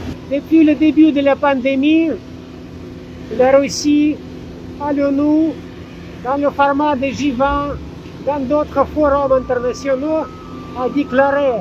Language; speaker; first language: French; non-native, fluent; Russian